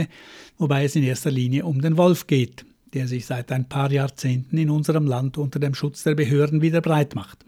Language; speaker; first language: German; native; German